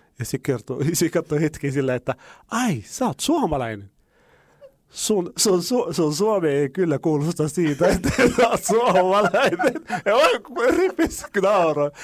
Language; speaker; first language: Finnish; non-native, fluent; Arabic